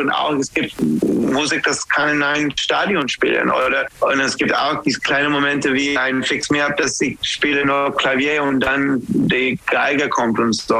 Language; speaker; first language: German; non-native, learner; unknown